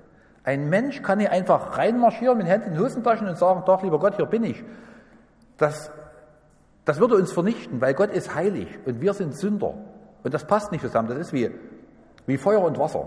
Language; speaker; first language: German; native; German